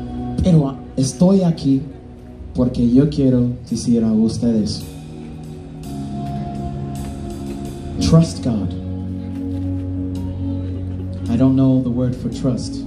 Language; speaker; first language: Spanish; non-native, learner; English